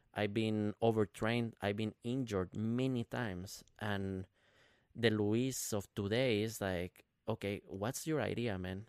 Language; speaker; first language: English; non-native, fluent; Spanish